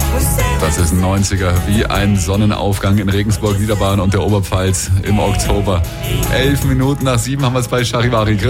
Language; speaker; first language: German; native; German